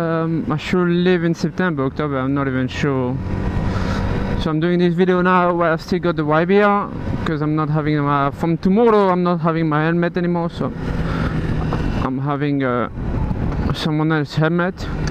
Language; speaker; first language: English; non-native, fluent; French